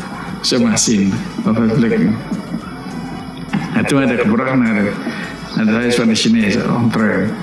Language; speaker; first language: Dutch; non-native, local second language; Minangkabau